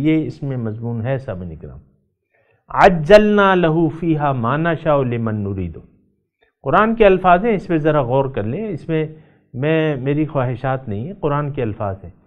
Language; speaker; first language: Urdu; non-native, local second language; Pashto